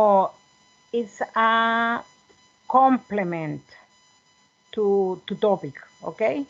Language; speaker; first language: English; non-native, learner; Spanish